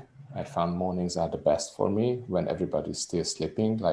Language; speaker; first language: English; non-native, fluent; Hungarian